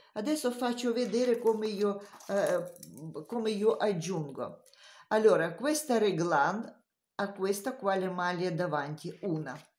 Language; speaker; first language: Italian; non-native, learner; Romanian